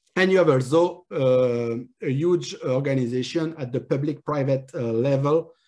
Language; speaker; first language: English; non-native, fluent; French